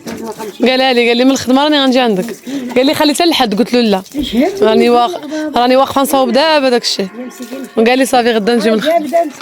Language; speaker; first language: Arabic; native; Arabic